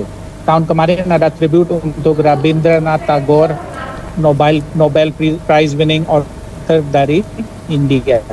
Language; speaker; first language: Indonesian; non-native, fluent; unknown